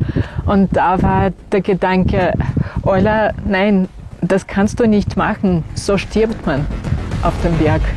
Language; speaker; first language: German; non-native, fluent; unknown